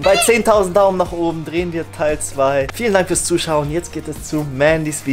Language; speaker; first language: German; native; German